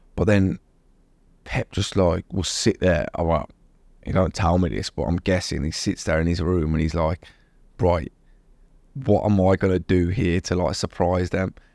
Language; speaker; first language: English; native; English